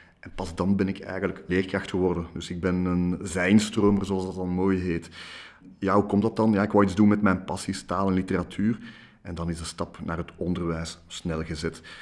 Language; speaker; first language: Dutch; non-native, local second language; French